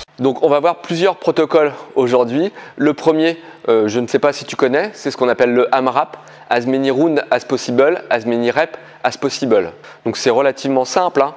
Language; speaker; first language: French; native; French